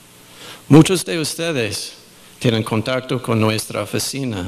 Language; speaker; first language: Spanish; non-native, fluent; English